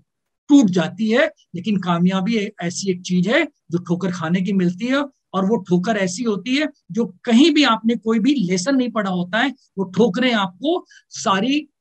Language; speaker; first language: Hindi; native; Hindi